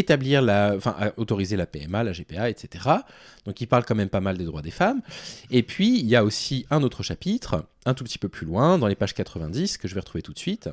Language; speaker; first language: French; native; French